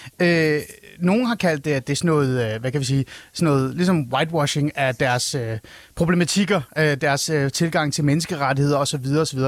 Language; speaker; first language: Danish; early bilingual, other home language; Persian